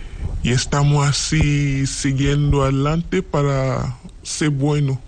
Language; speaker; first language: Spanish; non-native, learner; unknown